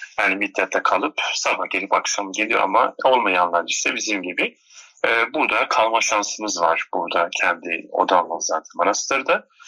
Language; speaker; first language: Turkish; non-native, local second language; Turoyo